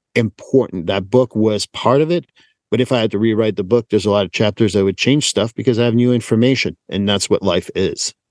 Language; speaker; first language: English; native; English